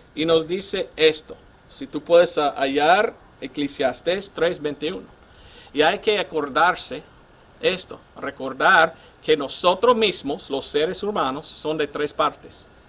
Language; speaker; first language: Spanish; non-native, fluent; English